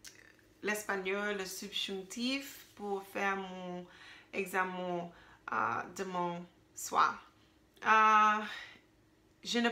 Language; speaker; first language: French; non-native, learner; English